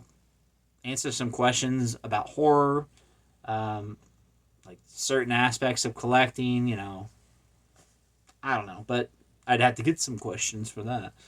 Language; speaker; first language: English; native; English